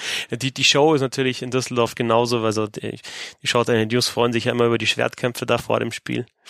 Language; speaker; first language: German; native; German